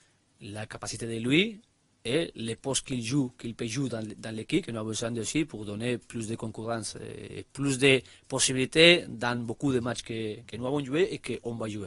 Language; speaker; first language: French; non-native, learner; Spanish